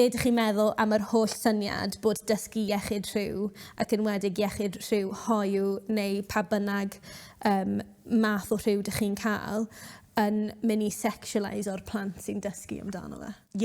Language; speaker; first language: Welsh; native; Welsh